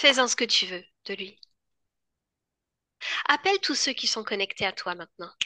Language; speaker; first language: French; native; French